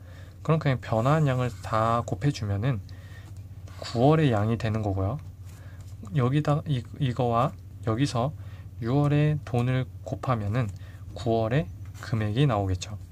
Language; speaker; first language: Korean; native; Korean